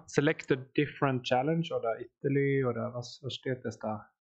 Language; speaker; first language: German; non-native, fluent; Swedish